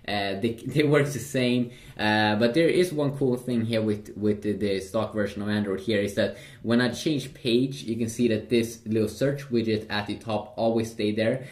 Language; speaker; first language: English; non-native, fluent; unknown